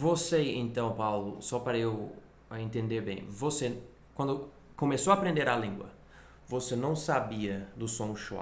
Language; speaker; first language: Portuguese; non-native, fluent; English